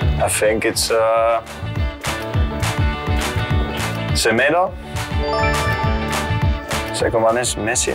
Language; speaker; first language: English; non-native, fluent; Dutch